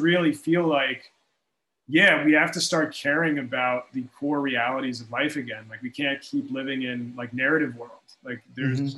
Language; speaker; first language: English; native; English